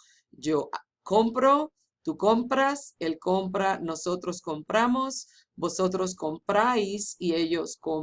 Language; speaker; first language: Spanish; non-native, fluent; English